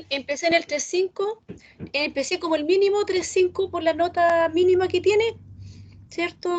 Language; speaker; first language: Spanish; native; Spanish